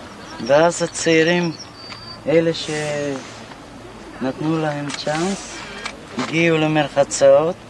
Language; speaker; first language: Hebrew; non-native, fluent; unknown